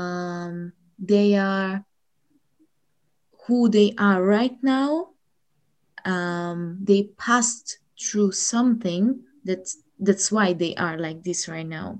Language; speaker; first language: English; non-native, fluent; Ukrainian